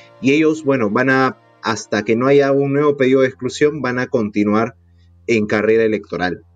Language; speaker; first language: Spanish; native; Spanish